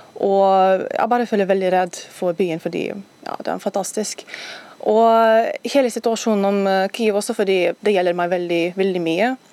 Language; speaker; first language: Norwegian; non-native, fluent; Ukrainian